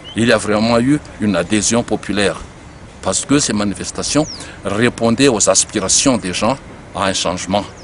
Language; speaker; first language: French; non-native, local second language; Malagasy